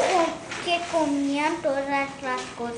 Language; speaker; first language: Spanish; non-native, learner; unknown